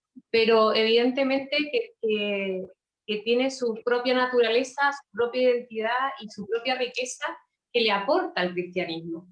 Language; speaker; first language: Spanish; native; Spanish